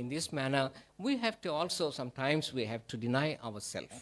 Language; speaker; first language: English; non-native, local second language; Telugu